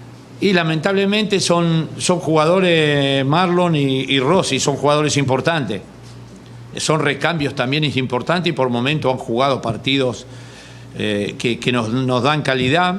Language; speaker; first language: Spanish; native; Spanish